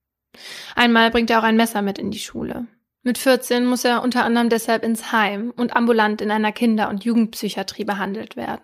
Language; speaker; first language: German; native; German